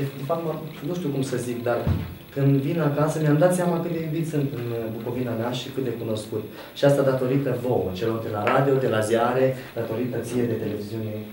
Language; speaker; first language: Romanian; native; Romanian